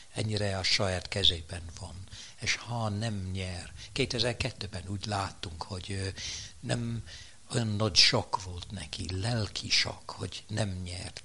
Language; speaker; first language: Hungarian; non-native, fluent; English